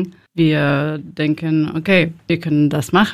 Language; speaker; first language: German; non-native, learner; Spanish